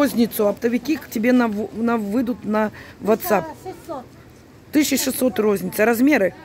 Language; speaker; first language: Russian; native; Russian